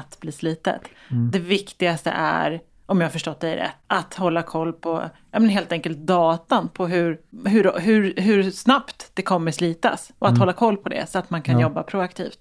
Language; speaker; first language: Swedish; native; Swedish